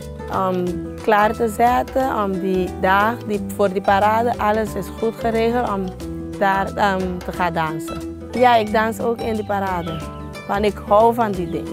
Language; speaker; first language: Dutch; non-native, local second language; Papiamento